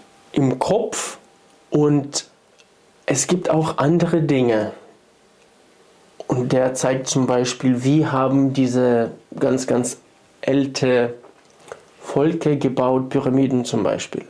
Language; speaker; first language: German; non-native, fluent; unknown